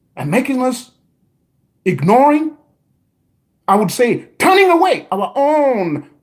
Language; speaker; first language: English; non-native, fluent; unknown